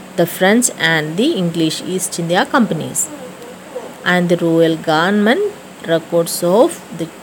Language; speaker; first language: English; non-native, local second language; Malayalam